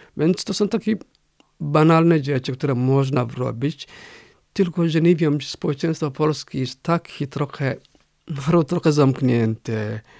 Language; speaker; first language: Polish; non-native, fluent; Somali